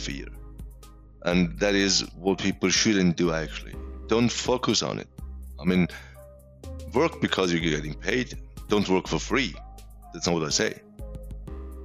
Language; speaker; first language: English; non-native, fluent; Persian